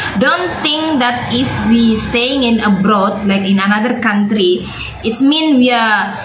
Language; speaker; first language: English; non-native, learner; Indonesian